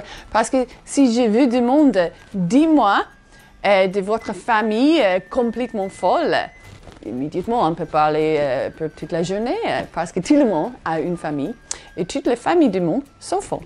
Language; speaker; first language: French; non-native, fluent; English